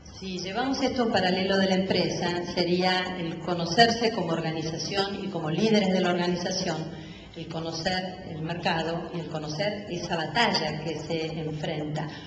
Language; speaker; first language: Spanish; native; Spanish